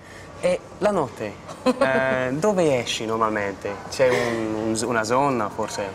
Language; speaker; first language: Italian; non-native, learner; English